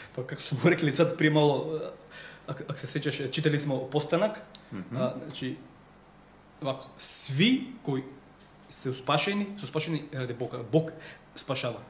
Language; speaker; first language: Serbian; non-native, fluent; Macedonian